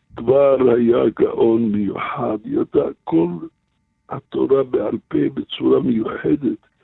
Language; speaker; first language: Hebrew; non-native, fluent; Arabic